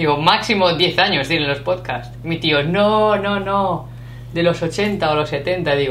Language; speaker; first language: Spanish; native; Spanish